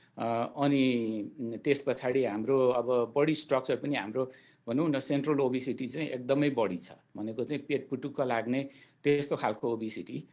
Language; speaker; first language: Nepali; native; Nepali